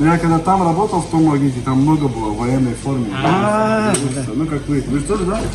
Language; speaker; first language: Russian; native; Russian